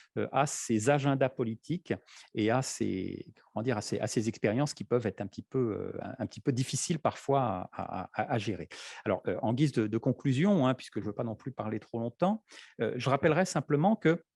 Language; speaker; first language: French; native; French